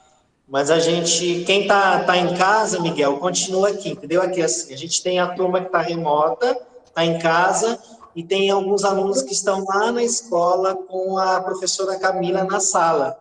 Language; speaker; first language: Portuguese; native; Portuguese